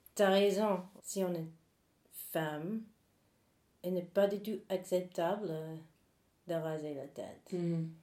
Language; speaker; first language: French; non-native, fluent; English